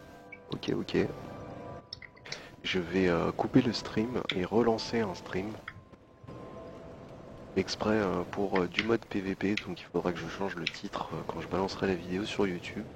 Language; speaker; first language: French; native; French